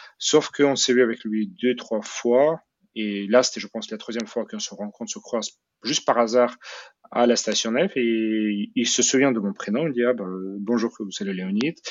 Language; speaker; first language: French; non-native, fluent; Russian